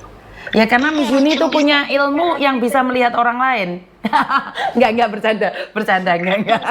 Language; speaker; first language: Indonesian; non-native, local second language; Javanese